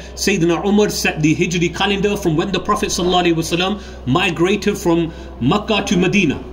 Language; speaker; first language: English; early bilingual, other home language; Urdu